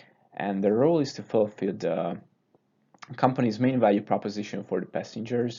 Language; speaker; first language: English; non-native, fluent; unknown